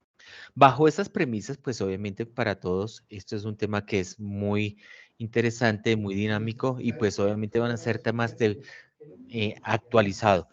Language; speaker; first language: Spanish; native; Spanish